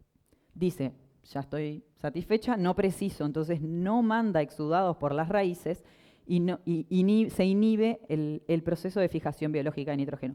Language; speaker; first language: Spanish; native; Spanish